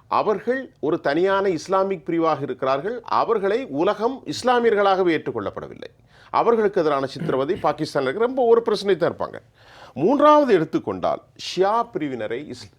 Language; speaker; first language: Tamil; native; Tamil